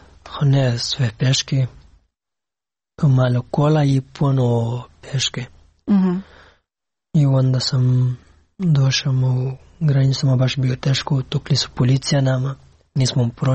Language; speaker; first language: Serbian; non-native, learner; Pashto